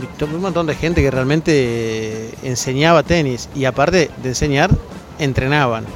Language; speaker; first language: Spanish; native; Spanish